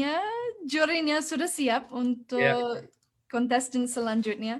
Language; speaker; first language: Indonesian; non-native, fluent; English